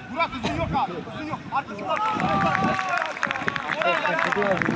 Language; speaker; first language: Turkish; native; Turkish